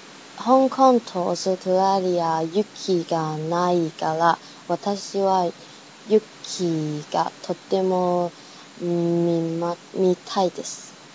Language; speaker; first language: Japanese; non-native, learner; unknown